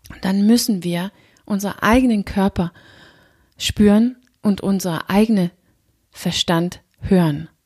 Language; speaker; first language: German; non-native, fluent; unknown